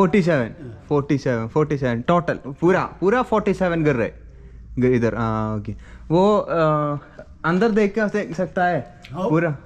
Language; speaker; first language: Hindi; non-native, learner; Malayalam